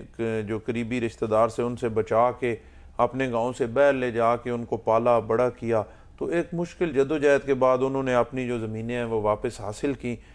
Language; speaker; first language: Urdu; non-native, local second language; Punjabi